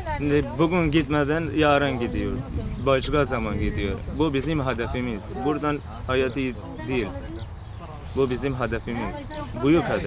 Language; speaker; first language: Turkish; non-native, learner; Persian